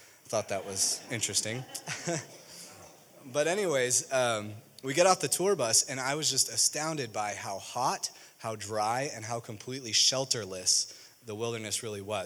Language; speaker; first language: English; native; English